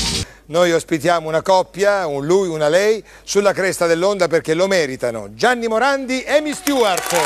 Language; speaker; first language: Italian; native; Italian